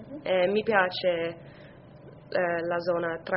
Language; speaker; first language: Italian; non-native, learner; English